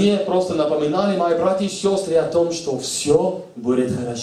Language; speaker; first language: Russian; native; Russian